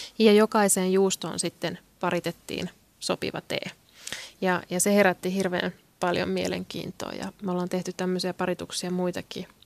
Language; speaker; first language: Finnish; non-native, local second language; Swedish